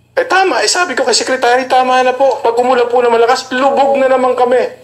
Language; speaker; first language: Filipino; native; Filipino